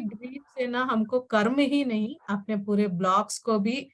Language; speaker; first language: Hindi; non-native, local second language; Telugu